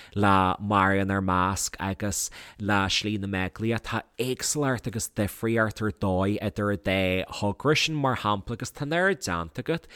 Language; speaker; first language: Irish; native; Irish